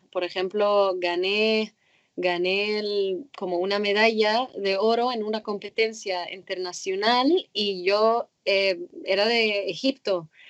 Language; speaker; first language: Spanish; non-native, fluent; Arabic